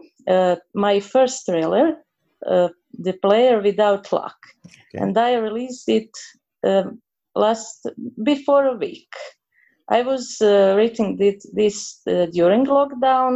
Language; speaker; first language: English; non-native, learner; Croatian